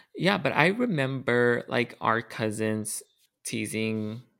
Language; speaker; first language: English; early bilingual, other home language; Spanish